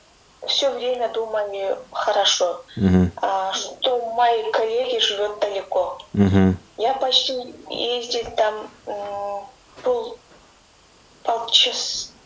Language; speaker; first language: Russian; non-native, learner; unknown